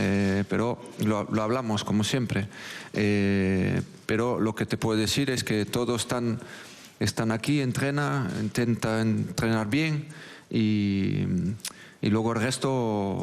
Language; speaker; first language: Spanish; non-native, local second language; French